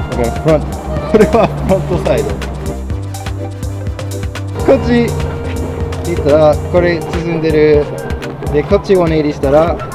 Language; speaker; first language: Japanese; non-native, fluent; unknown